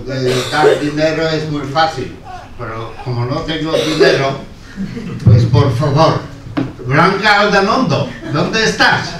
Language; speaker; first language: Spanish; non-native, learner; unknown